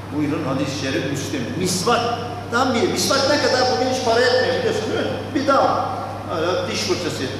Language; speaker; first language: Turkish; non-native, fluent; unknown